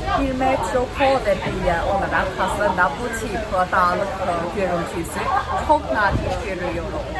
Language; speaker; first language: Turkish; non-native, fluent; Chinese